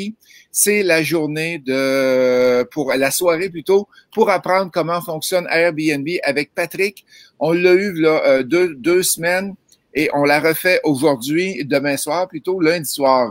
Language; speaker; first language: French; native; French